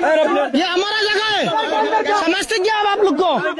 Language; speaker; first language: Hindi; non-native, learner; Bangla